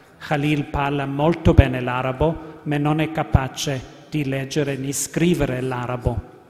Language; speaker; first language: Italian; non-native, learner; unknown